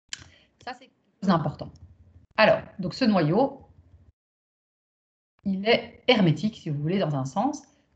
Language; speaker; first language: French; native; French